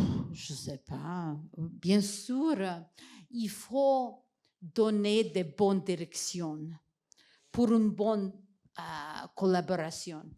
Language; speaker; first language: French; non-native, fluent; Macedonian